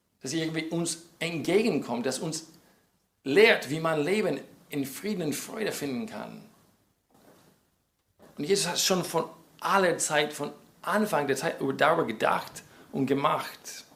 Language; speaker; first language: German; non-native, fluent; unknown